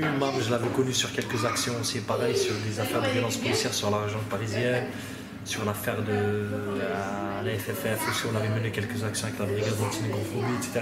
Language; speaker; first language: French; native; French